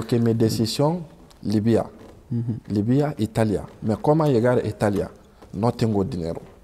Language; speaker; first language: Spanish; non-native, learner; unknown